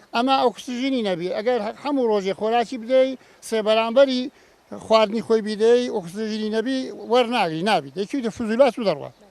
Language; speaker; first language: Central Kurdish; native; Central Kurdish